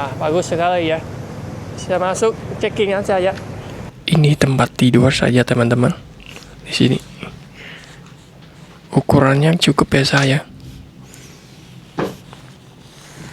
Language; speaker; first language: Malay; non-native, fluent; Vietnamese